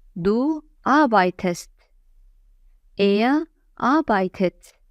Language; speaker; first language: German; non-native, fluent; Azerbaijani